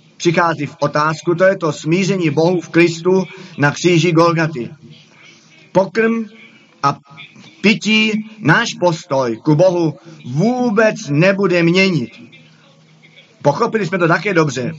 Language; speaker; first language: Czech; non-native, fluent; German